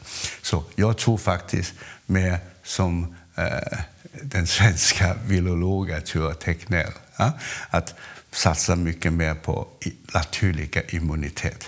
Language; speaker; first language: Swedish; non-native, fluent; Cantonese